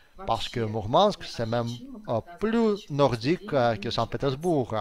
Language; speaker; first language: French; non-native, fluent; Russian